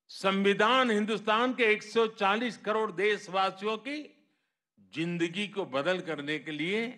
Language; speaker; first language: Hindi; non-native, local second language; Gujarati